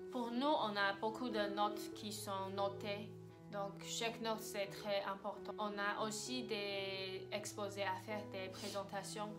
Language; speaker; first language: French; non-native, fluent; Chinese